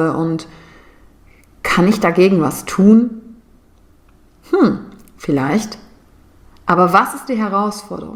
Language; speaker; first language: German; native; German